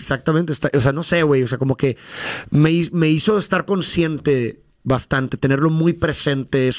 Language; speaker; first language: Spanish; native; Spanish